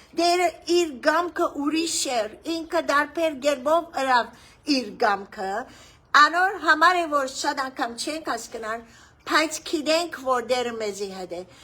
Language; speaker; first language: Armenian; early bilingual, heritage; Armenian